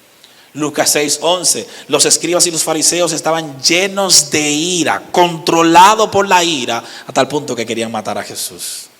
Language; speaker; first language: Spanish; native; Spanish